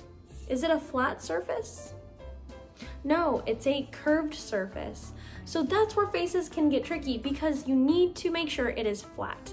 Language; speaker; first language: English; native; English